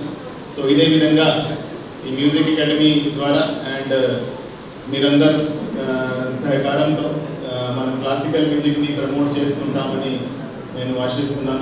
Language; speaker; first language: Telugu; non-native, fluent; Hindi